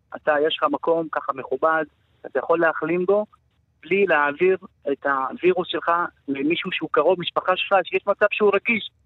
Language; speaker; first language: Hebrew; non-native, local second language; Arabic